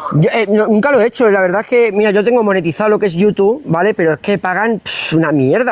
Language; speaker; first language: Spanish; native; Spanish